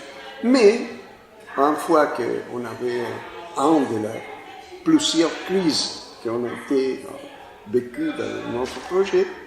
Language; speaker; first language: French; non-native, fluent; Spanish